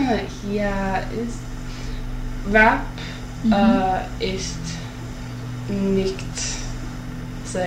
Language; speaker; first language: German; non-native, learner; English